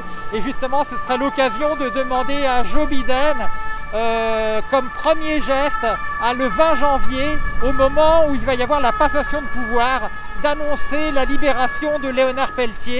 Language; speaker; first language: French; native; French